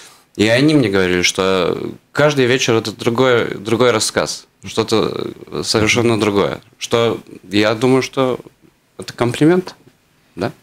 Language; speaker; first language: Russian; non-native, fluent; Latvian